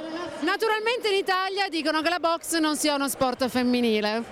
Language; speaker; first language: Italian; native; Italian